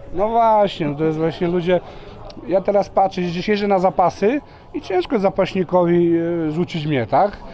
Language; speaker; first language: Polish; non-native, fluent; Serbian